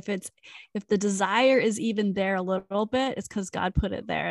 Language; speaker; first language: English; native; English